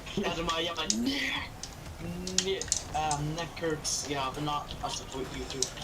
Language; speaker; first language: Swedish; native; Swedish